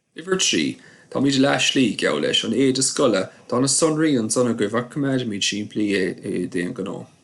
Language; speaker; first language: Irish; native; Irish